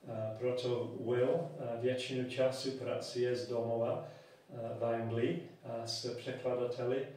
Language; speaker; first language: Czech; non-native, fluent; English